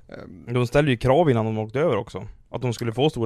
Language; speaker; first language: Swedish; native; Swedish